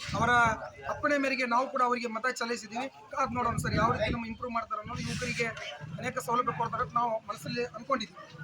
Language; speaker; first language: Kannada; non-native, local second language; Lambadi